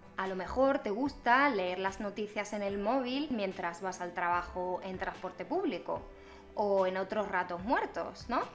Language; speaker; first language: Spanish; native; Spanish